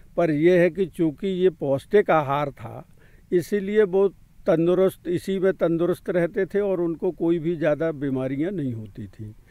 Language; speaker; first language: Hindi; native; Hindi